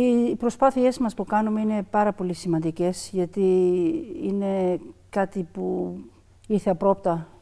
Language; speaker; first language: Greek; early bilingual, other home language; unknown